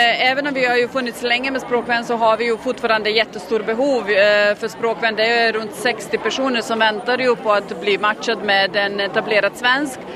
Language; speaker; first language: Swedish; non-native, fluent; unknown